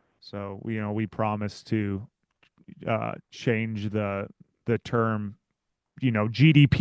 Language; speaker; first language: English; native; English